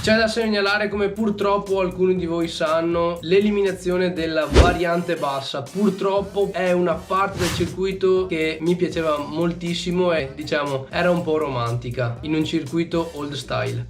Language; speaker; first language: Italian; native; Italian